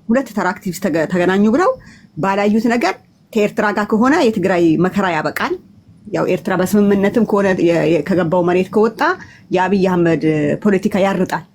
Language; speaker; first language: Amharic; non-native, local second language; Tigrinya